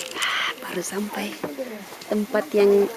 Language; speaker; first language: Indonesian; non-native, learner; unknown